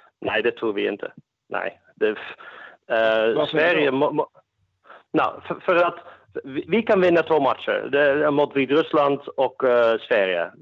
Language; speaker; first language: Swedish; non-native, fluent; Dutch